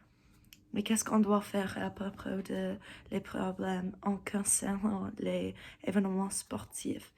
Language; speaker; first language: French; non-native, learner; English